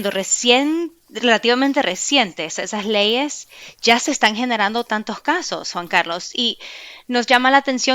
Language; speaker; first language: Spanish; native; Spanish